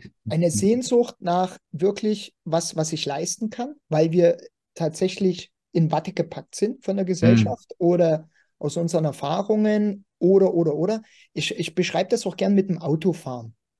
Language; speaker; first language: German; native; German